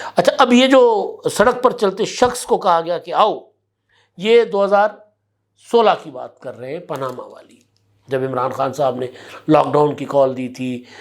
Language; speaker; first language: Urdu; non-native, local second language; Sindhi